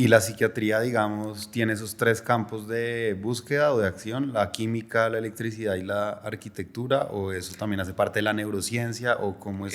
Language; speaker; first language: Spanish; native; Spanish